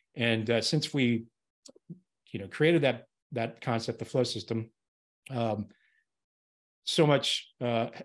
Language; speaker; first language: English; native; English